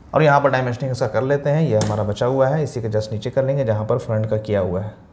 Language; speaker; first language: Hindi; native; Hindi